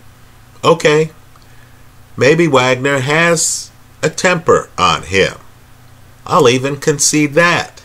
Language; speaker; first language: English; native; English